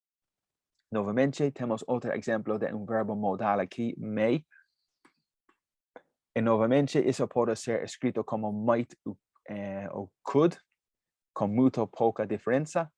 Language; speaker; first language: Portuguese; non-native, fluent; English